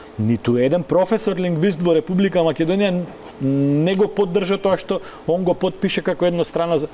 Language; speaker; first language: Macedonian; native; Macedonian